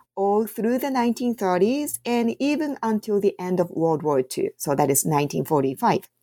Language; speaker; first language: English; non-native, fluent; Japanese